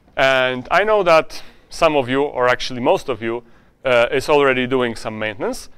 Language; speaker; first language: English; non-native, fluent; Polish